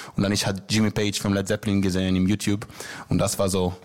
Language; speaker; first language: German; non-native, learner; Hebrew